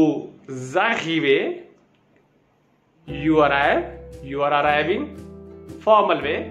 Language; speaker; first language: English; non-native, learner; Hindi